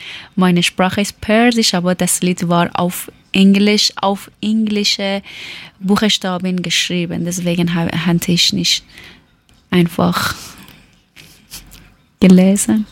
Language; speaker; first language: German; non-native, learner; Persian